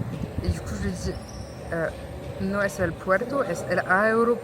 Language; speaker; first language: Spanish; non-native, learner; French